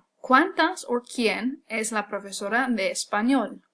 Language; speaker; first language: Spanish; non-native, fluent; English